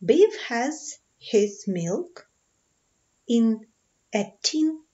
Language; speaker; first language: English; non-native, fluent; Ukrainian